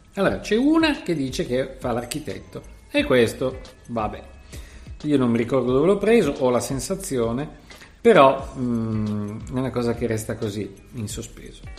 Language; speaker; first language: Italian; native; Italian